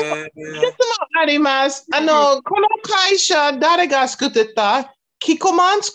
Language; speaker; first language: Japanese; non-native, learner; Chinese